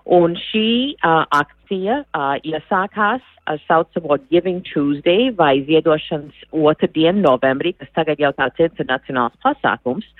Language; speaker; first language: Latvian; early bilingual, heritage; Latvian